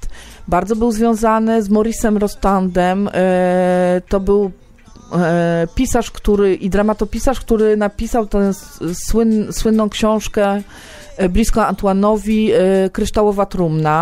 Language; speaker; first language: Polish; native; Polish